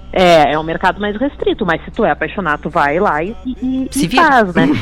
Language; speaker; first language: Portuguese; native; Portuguese